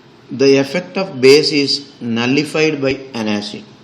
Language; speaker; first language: English; non-native, local second language; Telugu